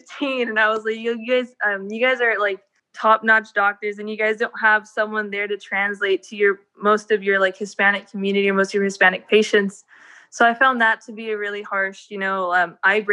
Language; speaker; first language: English; native; English